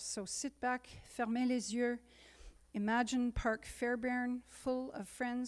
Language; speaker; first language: English; native; English